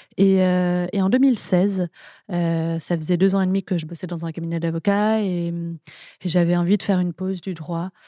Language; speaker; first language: French; native; French